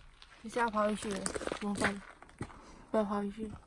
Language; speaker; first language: Chinese; native; Chinese